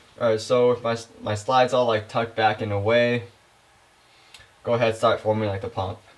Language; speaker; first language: English; native; English